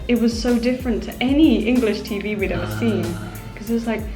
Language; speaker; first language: English; native; English